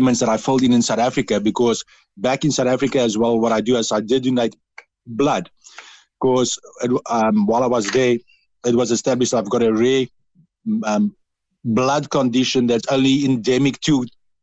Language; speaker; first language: English; non-native, local second language; Dutch